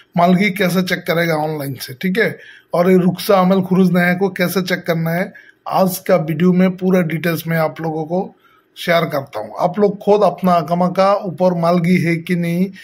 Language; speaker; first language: Hindi; non-native, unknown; Bangla